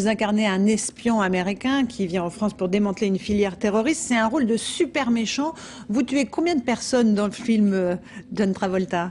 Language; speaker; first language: French; native; French